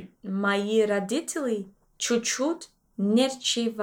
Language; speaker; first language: Russian; non-native, learner; English